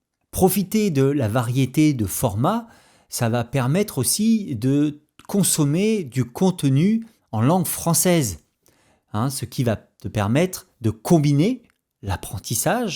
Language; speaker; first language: French; native; French